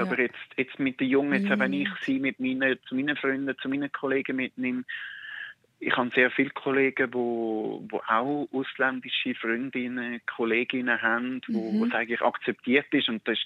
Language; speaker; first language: German; native; German